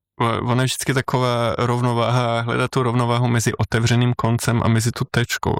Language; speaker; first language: Czech; non-native, fluent; Slovenian